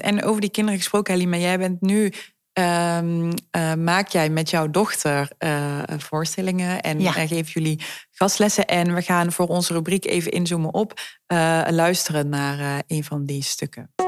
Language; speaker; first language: Dutch; native; Dutch